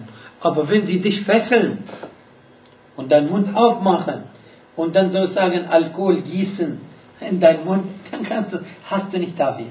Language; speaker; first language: German; non-native, fluent; Arabic